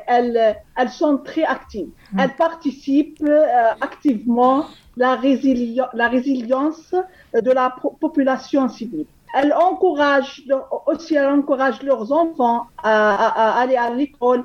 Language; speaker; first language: French; non-native, fluent; Arabic